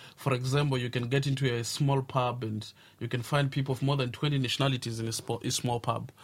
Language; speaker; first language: English; non-native, local second language; Tsonga